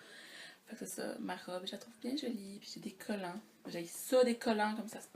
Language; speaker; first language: French; native; French